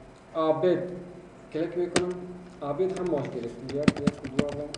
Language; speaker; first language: Persian; non-native, local second language; Pashto